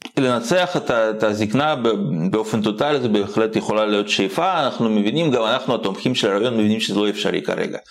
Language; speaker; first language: Hebrew; non-native, fluent; Russian